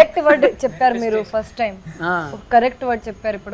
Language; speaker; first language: Telugu; non-native, local second language; Hindi